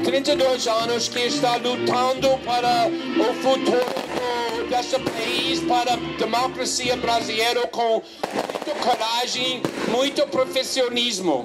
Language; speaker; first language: Portuguese; non-native, fluent; English